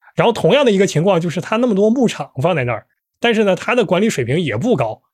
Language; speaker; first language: Chinese; native; Chinese